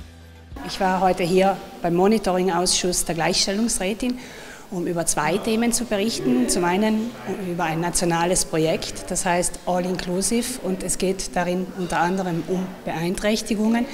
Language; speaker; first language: German; native; German